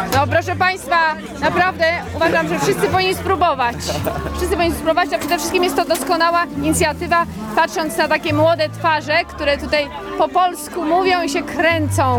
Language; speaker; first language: Polish; native; Polish